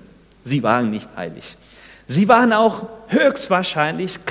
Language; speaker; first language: German; non-native, fluent; Spanish